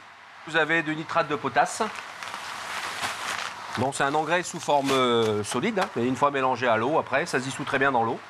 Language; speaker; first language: French; native; French